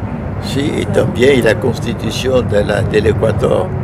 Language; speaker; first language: Spanish; non-native, fluent; French